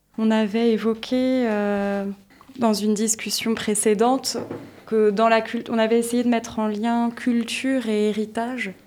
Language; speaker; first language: French; native; French